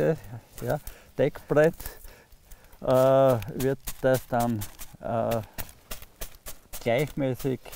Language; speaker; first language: German; native; German